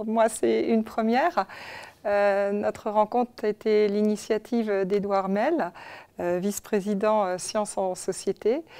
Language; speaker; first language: French; native; French